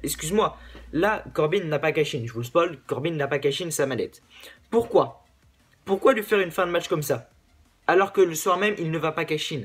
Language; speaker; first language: French; native; French